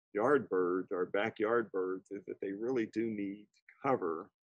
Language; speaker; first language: English; native; English